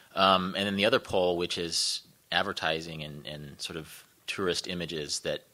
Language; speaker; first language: English; native; English